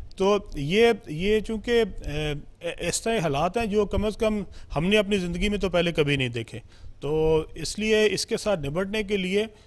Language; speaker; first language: Urdu; non-native, local second language; Punjabi